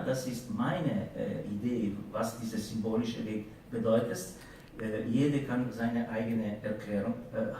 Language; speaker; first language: German; non-native, fluent; Slovenian